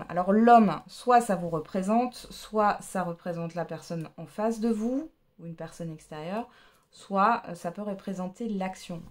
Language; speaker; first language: French; native; French